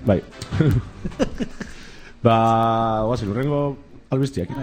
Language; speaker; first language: Basque; native; Basque